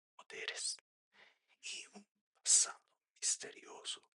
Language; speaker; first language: Portuguese; non-native, learner; English